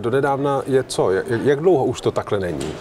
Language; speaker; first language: Czech; native; Czech